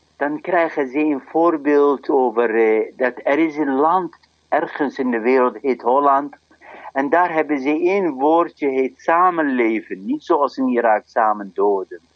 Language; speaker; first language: Dutch; non-native, fluent; Arabic